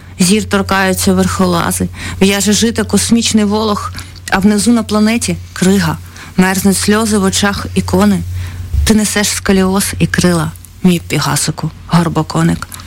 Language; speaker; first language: Ukrainian; native; Ukrainian